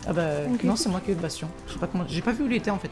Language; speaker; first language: French; native; French